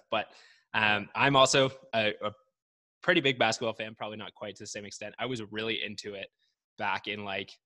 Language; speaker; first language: English; native; English